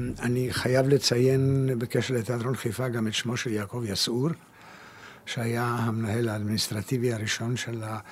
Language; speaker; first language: Hebrew; early bilingual, other home language; German